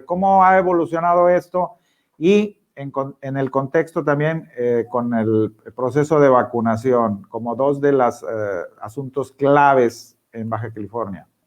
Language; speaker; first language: Spanish; native; Spanish